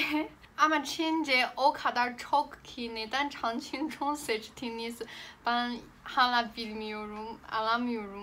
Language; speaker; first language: Turkish; non-native, learner; Chinese